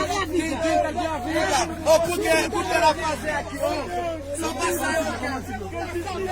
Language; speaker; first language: Portuguese; non-native, learner; Haitian Creole